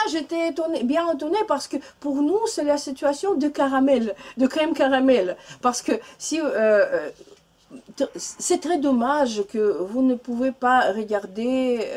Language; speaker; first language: French; non-native, learner; Russian